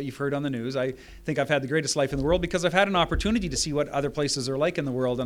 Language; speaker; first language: English; native; English